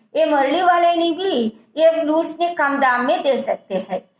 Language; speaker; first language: Hindi; non-native, local second language; Telugu